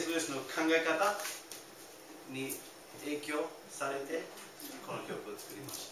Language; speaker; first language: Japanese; non-native, fluent; English